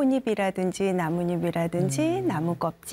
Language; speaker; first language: Korean; native; Korean